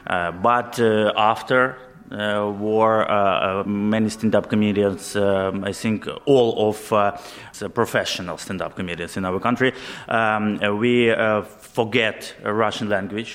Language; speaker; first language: English; non-native, learner; Ukrainian